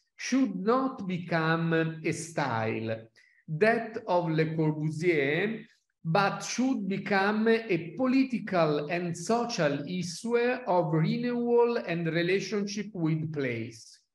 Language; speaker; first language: English; non-native, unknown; Italian